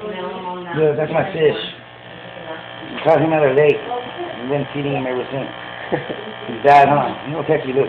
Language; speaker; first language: English; native; English